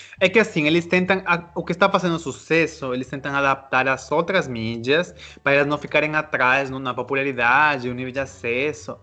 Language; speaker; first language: Portuguese; non-native, fluent; Spanish